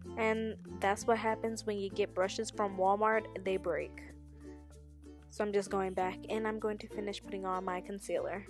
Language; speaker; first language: English; native; English